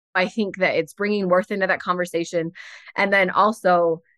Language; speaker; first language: English; native; English